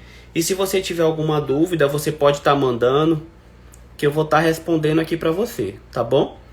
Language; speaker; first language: Portuguese; native; Portuguese